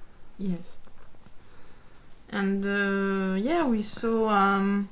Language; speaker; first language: English; non-native, learner; French